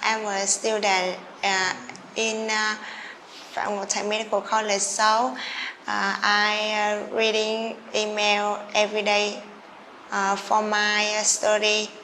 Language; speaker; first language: English; non-native, learner; Vietnamese